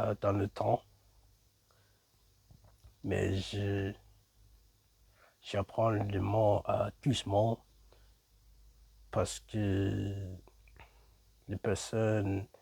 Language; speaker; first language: French; non-native, learner; English